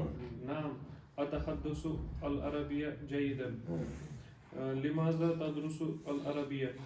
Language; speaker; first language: Arabic; non-native, learner; Urdu